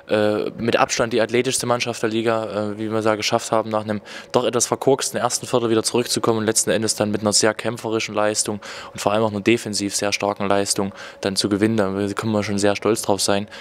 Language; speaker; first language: German; native; German